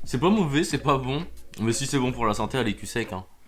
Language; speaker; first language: French; native; French